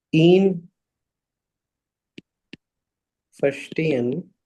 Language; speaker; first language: German; non-native, fluent; Hindi